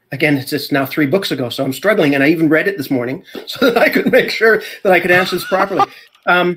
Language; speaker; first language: English; native; English